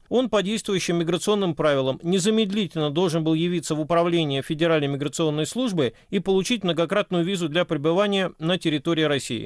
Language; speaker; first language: Russian; native; Russian